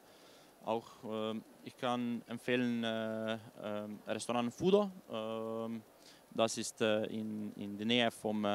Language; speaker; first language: German; non-native, learner; Slovenian